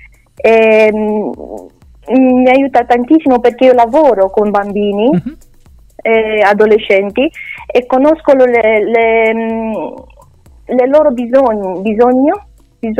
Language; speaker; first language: Italian; non-native, learner; Romanian